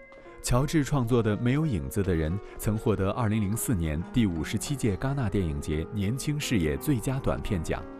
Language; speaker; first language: Chinese; native; Chinese